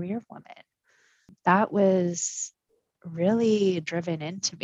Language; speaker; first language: English; early bilingual, other home language; Japanese